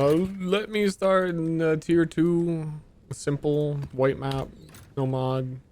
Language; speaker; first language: English; native; English